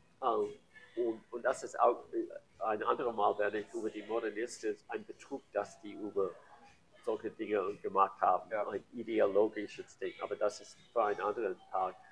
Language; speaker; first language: German; non-native, learner; English